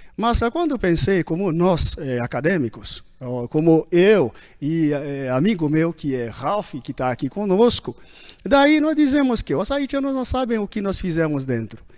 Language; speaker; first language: Portuguese; non-native, fluent; Haitian Creole